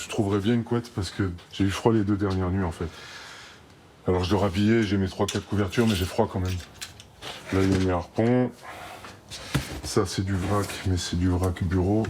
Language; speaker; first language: French; native; French